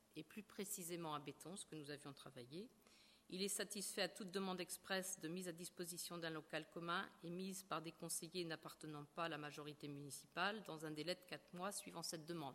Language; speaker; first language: French; native; French